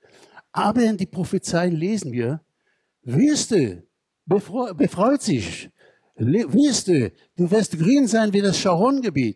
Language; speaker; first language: German; non-native, fluent; Hebrew